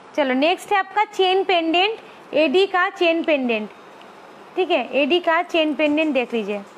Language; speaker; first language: Hindi; non-native, local second language; Bangla